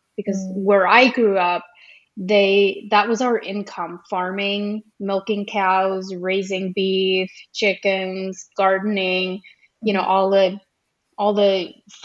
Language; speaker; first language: English; early bilingual, other home language; Pennsylvania German